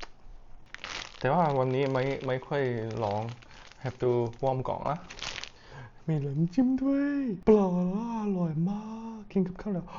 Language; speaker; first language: Thai; non-native, learner; Cantonese